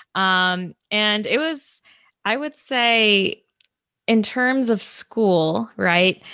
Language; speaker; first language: English; native; English